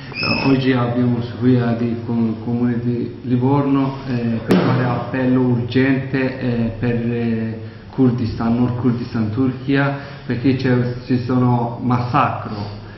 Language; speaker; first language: Italian; non-native, learner; Kurdish